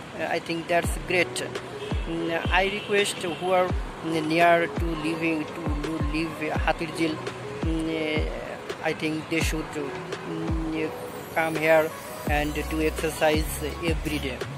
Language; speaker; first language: English; non-native, learner; Bangla